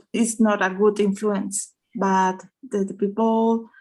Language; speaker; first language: English; non-native, learner; Spanish